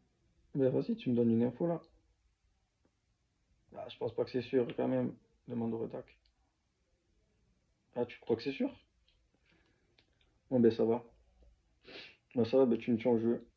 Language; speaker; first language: French; native; French